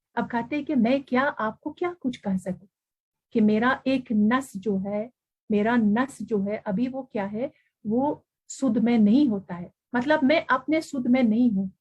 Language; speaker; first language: Urdu; non-native, fluent; Persian